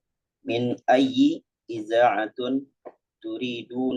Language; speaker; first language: Arabic; non-native, learner; Indonesian